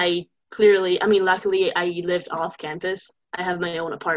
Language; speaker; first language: English; non-native, fluent; Italian